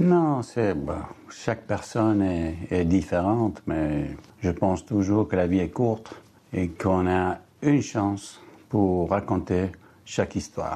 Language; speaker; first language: French; non-native, fluent; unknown